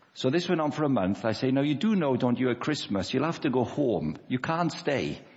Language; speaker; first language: English; native; English